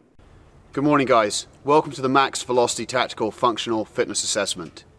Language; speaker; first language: English; native; English